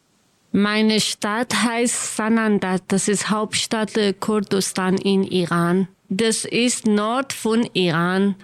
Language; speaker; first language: German; non-native, learner; Kurdish